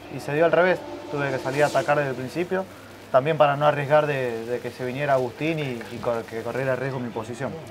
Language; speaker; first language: Spanish; native; Spanish